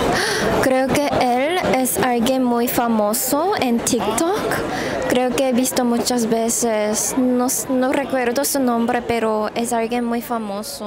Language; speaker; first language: Spanish; non-native, fluent; Korean